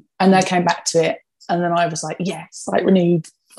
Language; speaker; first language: English; native; English